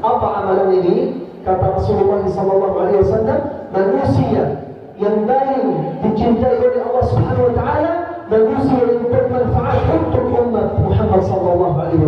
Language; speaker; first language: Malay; non-native, fluent; Arabic